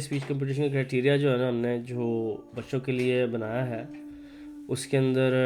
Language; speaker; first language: Urdu; native; Urdu